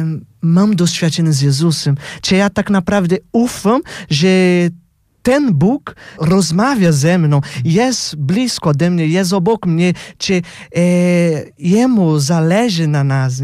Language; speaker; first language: Polish; non-native, fluent; Portuguese